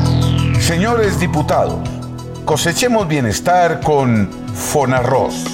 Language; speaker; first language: Spanish; native; Spanish